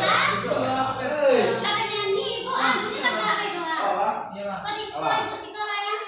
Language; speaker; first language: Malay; non-native, local second language; Minangkabau